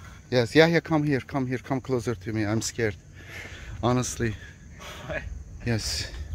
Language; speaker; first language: English; non-native, fluent; Turkish